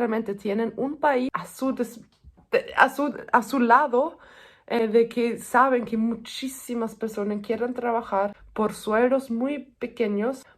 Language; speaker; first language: Spanish; non-native, fluent; German